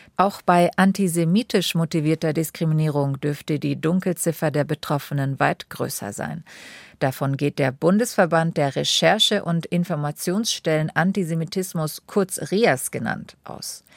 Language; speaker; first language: German; native; German